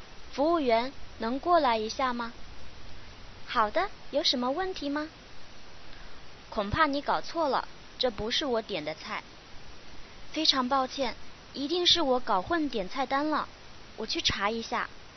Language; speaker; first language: Chinese; native; Chinese